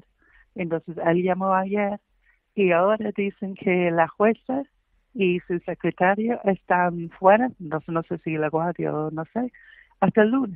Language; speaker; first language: Spanish; non-native, fluent; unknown